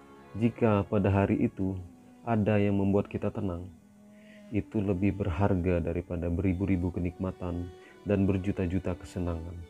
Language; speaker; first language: Indonesian; native; Indonesian